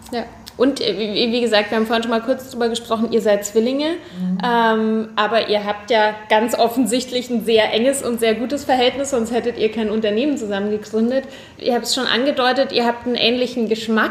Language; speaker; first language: German; native; German